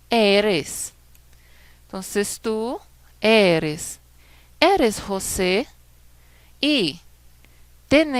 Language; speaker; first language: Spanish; non-native, fluent; Portuguese